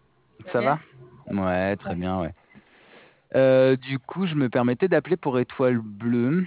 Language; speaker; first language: French; native; French